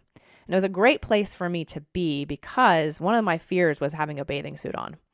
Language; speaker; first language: English; native; English